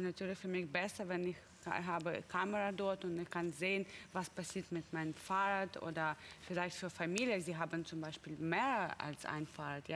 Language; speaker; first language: German; non-native, learner; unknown